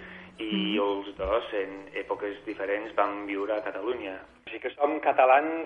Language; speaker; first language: Catalan; non-native, fluent; English